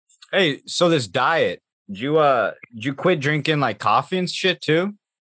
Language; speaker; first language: English; native; English